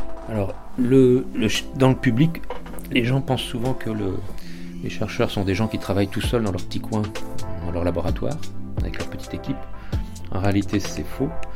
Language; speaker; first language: French; native; French